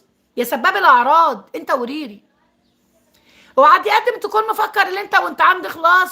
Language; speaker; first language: Arabic; native; Arabic